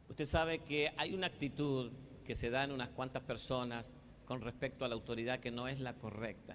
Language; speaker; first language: Spanish; native; Spanish